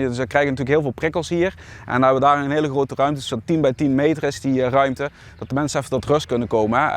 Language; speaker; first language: Dutch; native; Dutch